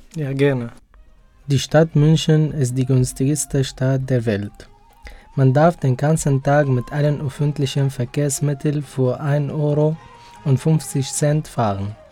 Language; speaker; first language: German; non-native, fluent; Arabic